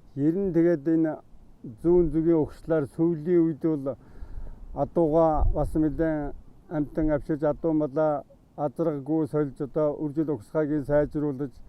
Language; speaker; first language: Mongolian; native; Mongolian